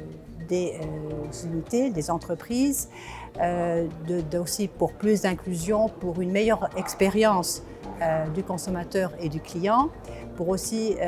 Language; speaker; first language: French; non-native, local second language; Arabic